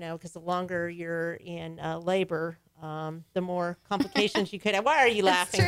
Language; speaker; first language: English; native; English